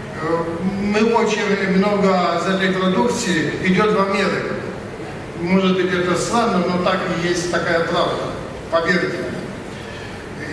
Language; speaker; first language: Russian; non-native, learner; Polish